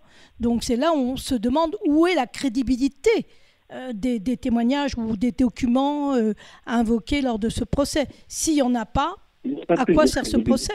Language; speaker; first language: French; native; French